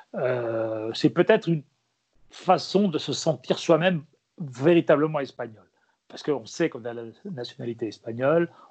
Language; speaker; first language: French; early bilingual, other home language; Spanish